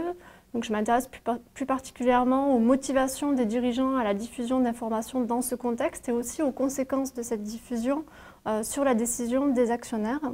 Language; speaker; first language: French; native; French